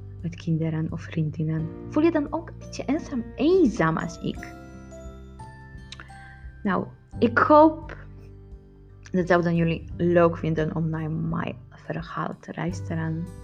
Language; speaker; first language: Dutch; non-native, learner; Polish